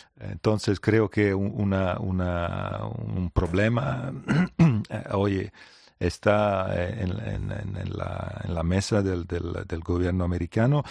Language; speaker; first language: Spanish; non-native, fluent; Italian